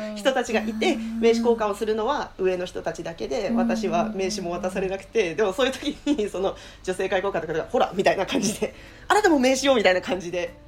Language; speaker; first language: Japanese; early bilingual, heritage; Finnish